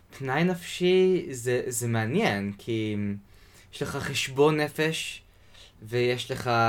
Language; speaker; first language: Hebrew; native; Hebrew